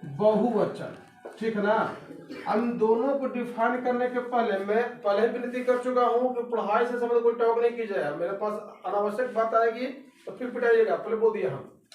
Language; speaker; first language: Hindi; native; Hindi